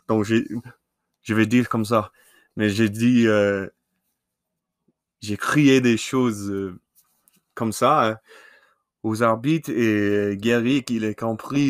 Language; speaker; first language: French; non-native, learner; English